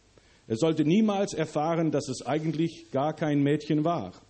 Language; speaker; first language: German; early bilingual, other home language; English